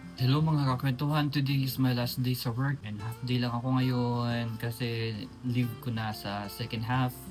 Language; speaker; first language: Filipino; native; Filipino